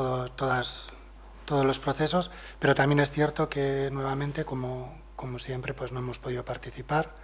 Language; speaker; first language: Spanish; non-native, local second language; Basque